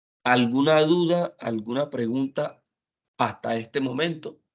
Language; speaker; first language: Spanish; native; Spanish